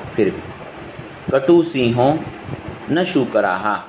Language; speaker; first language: Hindi; non-native, local second language; Marathi